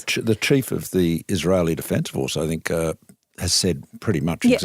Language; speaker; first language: English; native; English